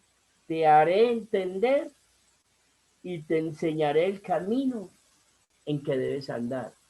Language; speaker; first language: Spanish; native; Spanish